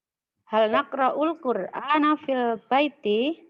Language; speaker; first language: Arabic; non-native, learner; Indonesian